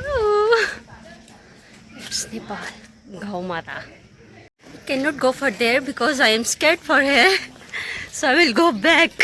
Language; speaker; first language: English; non-native, learner; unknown